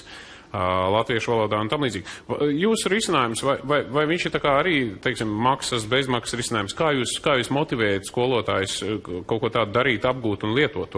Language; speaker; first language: Latvian; native; Latvian